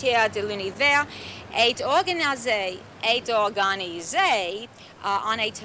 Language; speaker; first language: French; non-native, learner; English